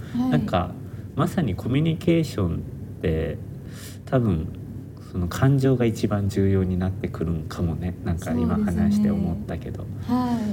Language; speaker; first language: Japanese; native; Japanese